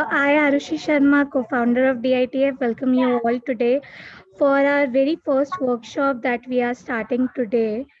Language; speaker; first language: English; non-native, local second language; Hindi